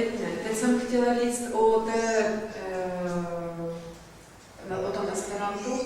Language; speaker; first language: Czech; non-native, fluent; Russian